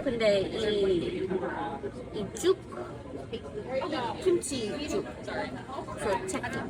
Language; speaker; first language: Korean; non-native, learner; English